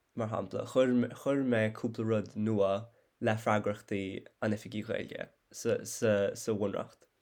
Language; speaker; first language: Irish; non-native, fluent; English